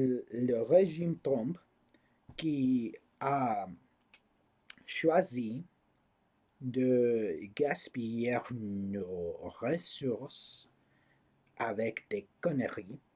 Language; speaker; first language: French; non-native, learner; English